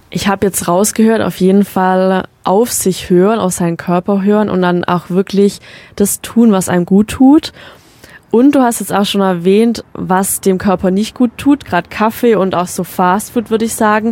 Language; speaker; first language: German; native; German